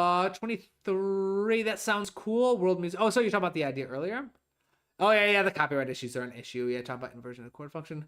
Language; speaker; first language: English; native; English